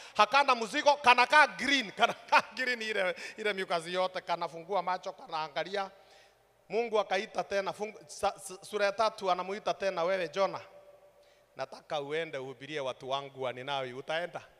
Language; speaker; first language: Swahili; non-native, local second language; Kikuyu